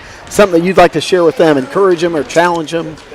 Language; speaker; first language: English; native; English